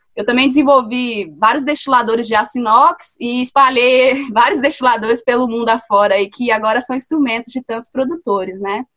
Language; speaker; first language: Portuguese; native; Portuguese